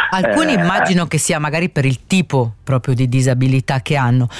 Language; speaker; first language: Italian; native; Italian